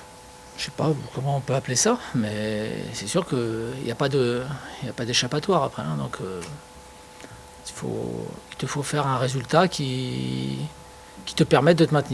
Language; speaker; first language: French; native; French